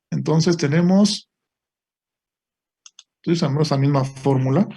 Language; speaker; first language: Spanish; native; Spanish